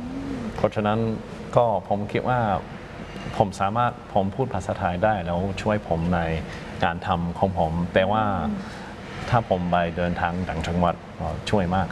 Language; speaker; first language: Thai; non-native, fluent; English